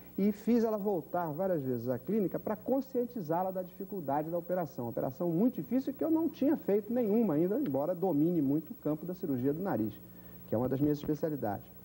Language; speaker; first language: Portuguese; native; Portuguese